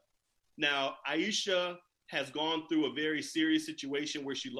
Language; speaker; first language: English; native; English